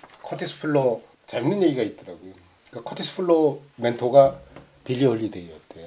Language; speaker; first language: Korean; native; Korean